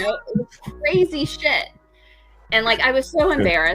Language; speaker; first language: English; native; English